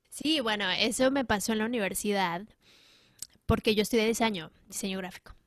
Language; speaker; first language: Spanish; native; Spanish